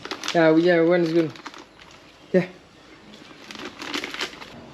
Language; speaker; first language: English; non-native, learner; French